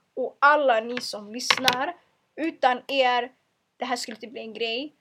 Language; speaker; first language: Swedish; early bilingual, other home language; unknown